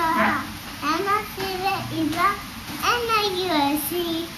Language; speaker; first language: Hebrew; early bilingual, heritage; Hebrew